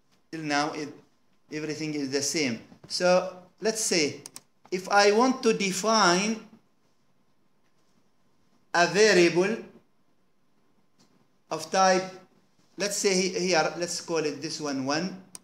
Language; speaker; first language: English; non-native, fluent; Arabic